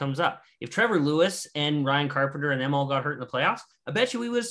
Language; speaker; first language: English; native; English